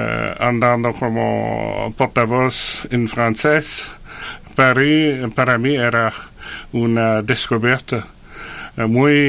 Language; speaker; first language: Spanish; non-native, fluent; French